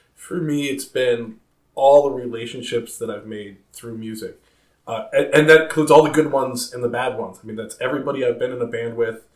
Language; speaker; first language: English; native; English